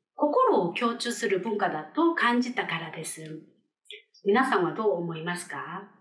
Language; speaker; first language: Japanese; non-native, fluent; Korean